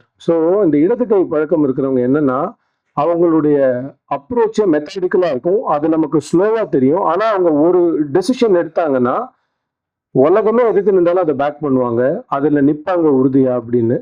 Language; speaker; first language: Tamil; native; Tamil